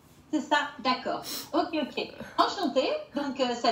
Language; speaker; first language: French; native; French